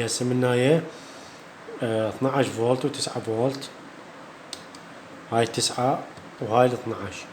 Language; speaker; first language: Arabic; native; Arabic